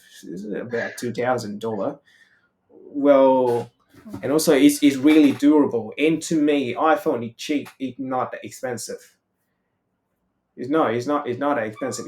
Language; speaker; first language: English; non-native, fluent; Vietnamese